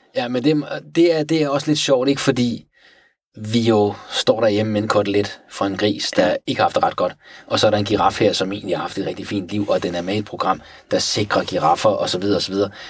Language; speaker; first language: Danish; early bilingual, other home language; Persian